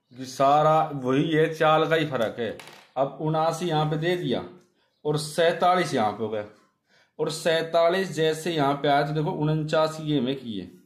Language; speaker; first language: Hindi; native; Hindi